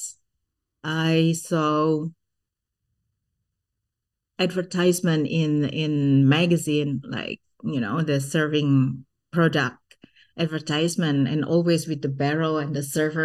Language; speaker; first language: English; non-native, fluent; Sundanese